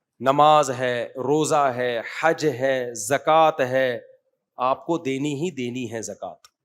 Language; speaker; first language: Urdu; native; Urdu